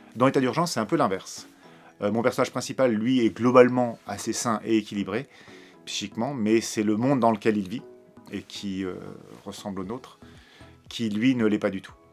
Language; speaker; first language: French; native; French